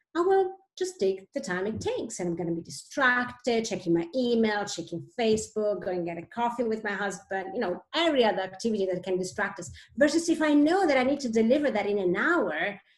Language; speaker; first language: English; non-native, fluent; Italian